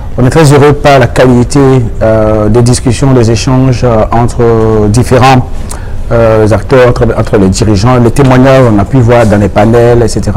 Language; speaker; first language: French; non-native, local second language; Wolof